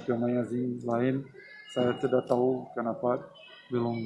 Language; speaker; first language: Indonesian; non-native, fluent; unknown